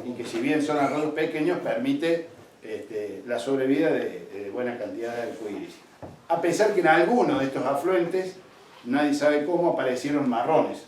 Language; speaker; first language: Spanish; native; Spanish